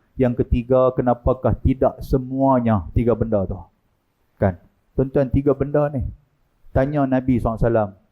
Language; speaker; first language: Malay; native; Malay